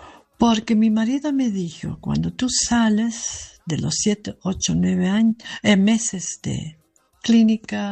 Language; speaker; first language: Spanish; non-native, fluent; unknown